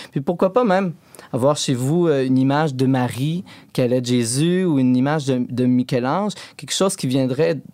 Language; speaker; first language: French; native; French